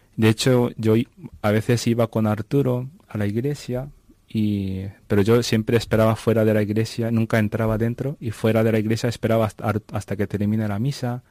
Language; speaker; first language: Spanish; non-native, fluent; Japanese